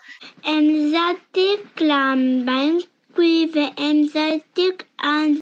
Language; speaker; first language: Vietnamese; early bilingual, heritage; Vietnamese